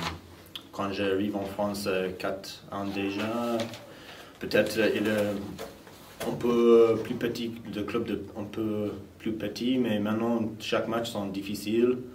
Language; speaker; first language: French; non-native, fluent; English